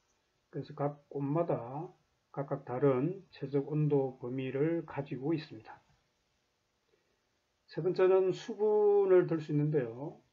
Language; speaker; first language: Korean; native; Korean